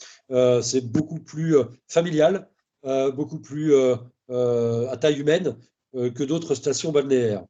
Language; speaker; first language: French; native; French